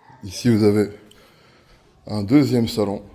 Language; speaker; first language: French; non-native, local second language; Arabic